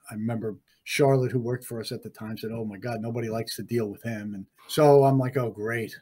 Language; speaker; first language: English; native; English